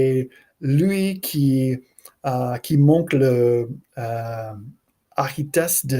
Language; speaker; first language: French; non-native, learner; English